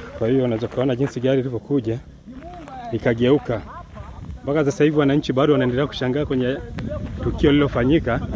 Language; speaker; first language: Swahili; native; Swahili